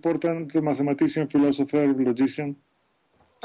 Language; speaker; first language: English; non-native, fluent; Greek